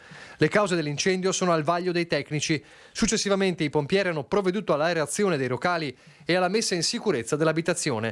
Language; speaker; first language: Italian; native; Italian